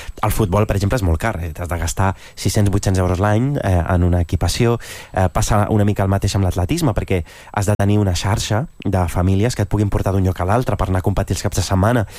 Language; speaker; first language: Catalan; native; Catalan